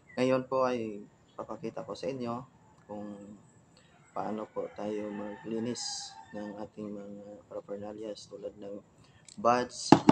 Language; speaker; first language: Filipino; non-native, local second language; Cebuano